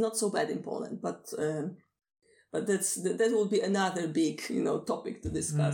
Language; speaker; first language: English; non-native, fluent; Polish